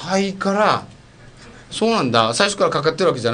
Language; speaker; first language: Japanese; native; Japanese